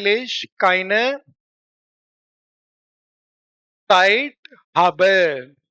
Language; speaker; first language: German; non-native, fluent; Hindi